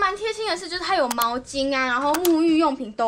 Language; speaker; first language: Chinese; native; Chinese